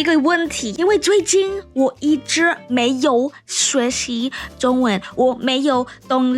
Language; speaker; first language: Chinese; non-native, learner; English